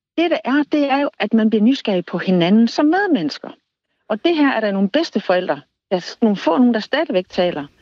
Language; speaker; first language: Danish; native; Danish